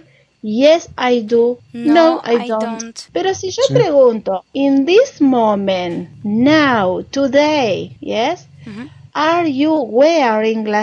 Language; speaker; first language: English; non-native, learner; Spanish